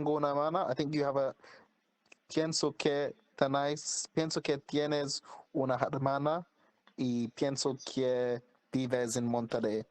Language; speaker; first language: Spanish; non-native, learner; English